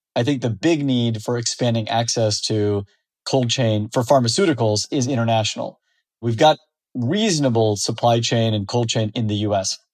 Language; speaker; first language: English; native; English